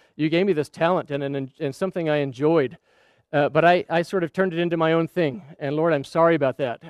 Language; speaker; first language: English; native; English